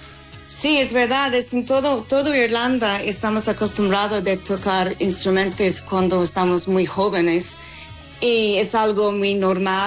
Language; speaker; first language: Spanish; non-native, fluent; English